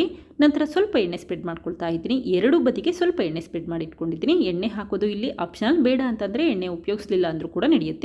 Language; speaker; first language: Kannada; native; Kannada